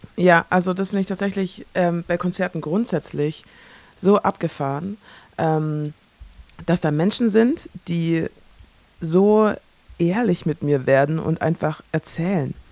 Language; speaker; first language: German; early bilingual, other home language; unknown